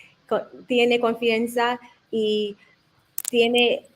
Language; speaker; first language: Spanish; non-native, learner; English